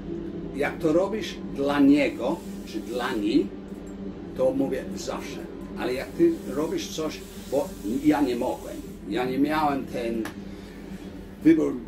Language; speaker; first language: Polish; early bilingual, heritage; Polish